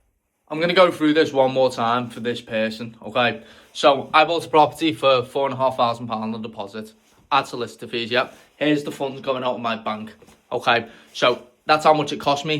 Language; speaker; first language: English; native; English